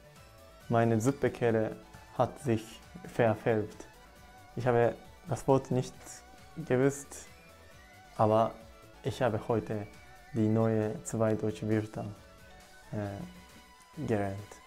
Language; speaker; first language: German; non-native, learner; Japanese